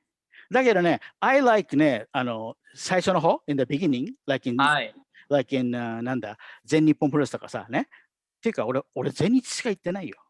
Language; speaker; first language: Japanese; native; Japanese